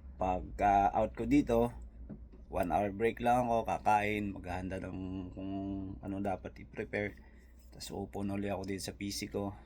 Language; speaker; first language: Filipino; non-native, local second language; Cebuano